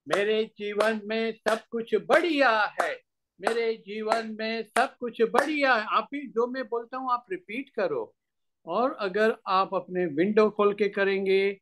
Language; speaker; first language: Hindi; native; Hindi